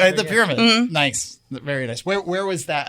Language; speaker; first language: English; native; English